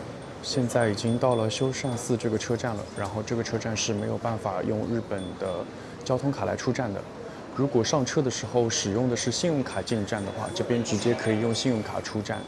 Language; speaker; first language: Chinese; native; Chinese